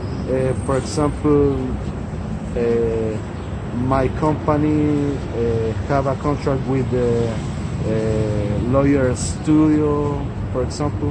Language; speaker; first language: English; non-native, learner; Spanish